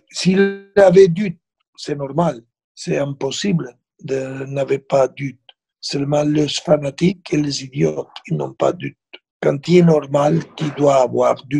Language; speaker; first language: French; non-native, fluent; Spanish